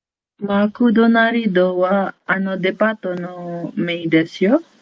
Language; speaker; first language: Japanese; non-native, learner; Filipino